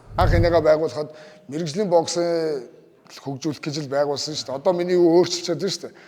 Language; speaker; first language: Mongolian; native; Mongolian